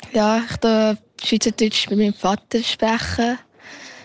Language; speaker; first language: German; early bilingual, heritage; German